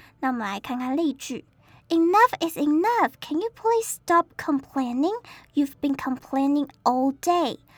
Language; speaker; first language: English; non-native, fluent; Chinese